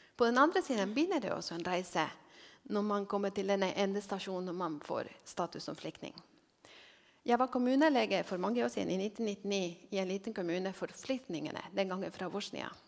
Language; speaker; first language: Norwegian; non-native, fluent; Spanish